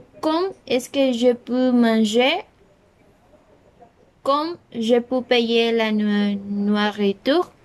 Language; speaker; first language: French; non-native, learner; Spanish